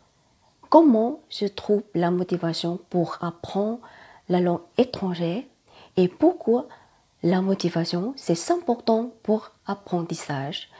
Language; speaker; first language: French; non-native, learner; Thai